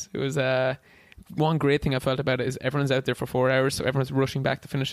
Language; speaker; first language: English; native; English